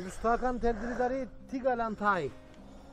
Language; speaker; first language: Indonesian; non-native, learner; Turkish